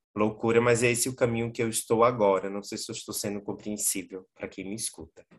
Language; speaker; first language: Portuguese; native; Portuguese